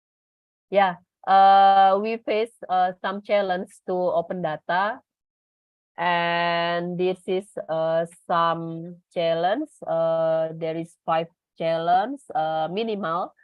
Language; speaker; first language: English; non-native, learner; Indonesian